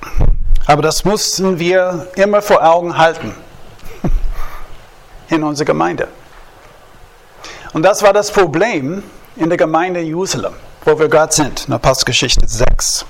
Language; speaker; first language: German; non-native, fluent; English